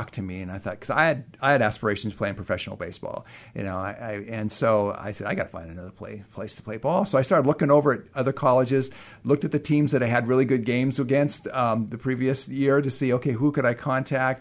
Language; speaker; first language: English; native; English